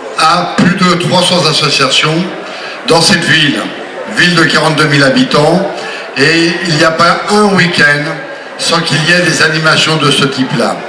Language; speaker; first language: French; native; French